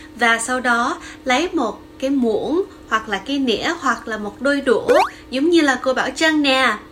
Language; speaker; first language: Vietnamese; early bilingual, heritage; Vietnamese